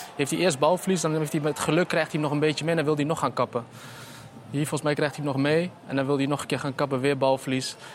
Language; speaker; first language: Dutch; early bilingual, other home language; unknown